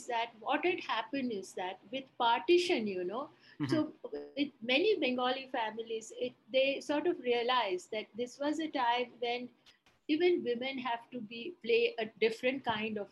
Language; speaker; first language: English; non-native, local second language; Bangla